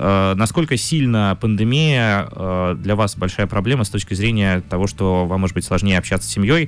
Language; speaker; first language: Russian; native; Russian